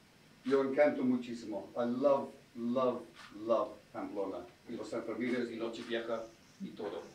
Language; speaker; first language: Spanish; non-native, fluent; English